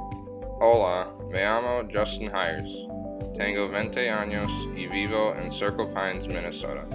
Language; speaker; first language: Spanish; non-native, learner; English